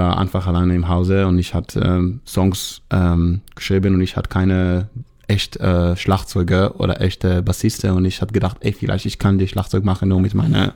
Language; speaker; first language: German; non-native, learner; Hebrew